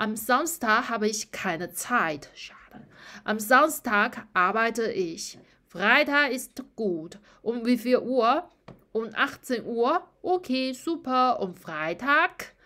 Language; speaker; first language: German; non-native, fluent; Chinese